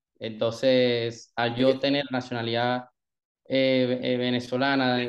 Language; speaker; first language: Spanish; native; Spanish